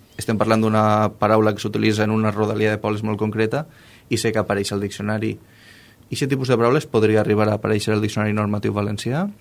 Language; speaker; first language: Catalan; native; Catalan